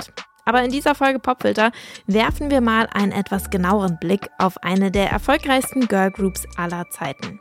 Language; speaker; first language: German; early bilingual, other home language; English